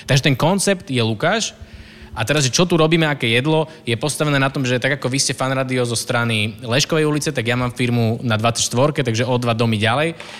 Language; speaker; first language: Slovak; native; Slovak